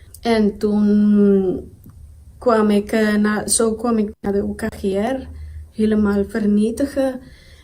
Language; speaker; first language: Dutch; non-native, local second language; Papiamento